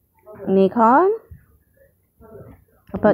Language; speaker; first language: English; native; English